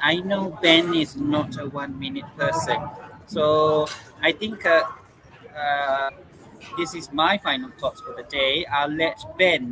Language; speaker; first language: English; non-native, local second language; Malay